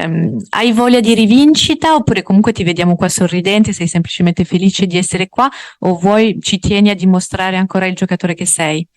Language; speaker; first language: Italian; native; Italian